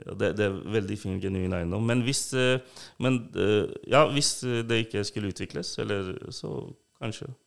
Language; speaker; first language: Norwegian; non-native, local second language; Urdu